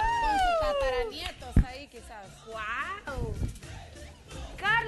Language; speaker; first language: Spanish; native; Spanish